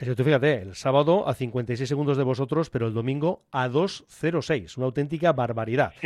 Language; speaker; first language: Spanish; native; Spanish